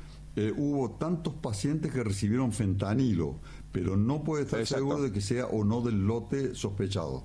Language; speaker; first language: Spanish; native; Spanish